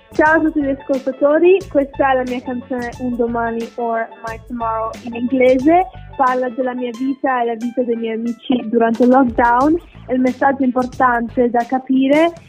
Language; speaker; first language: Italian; early bilingual, heritage; English